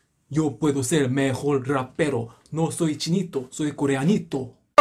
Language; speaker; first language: Spanish; non-native, learner; Korean